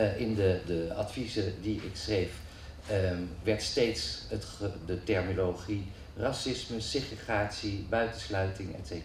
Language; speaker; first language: Dutch; native; Dutch